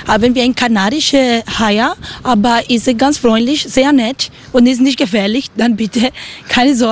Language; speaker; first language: German; non-native, learner; Spanish